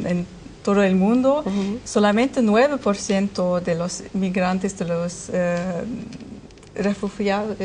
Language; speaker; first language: Spanish; non-native, fluent; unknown